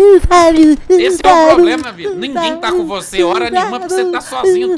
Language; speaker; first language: Portuguese; native; Portuguese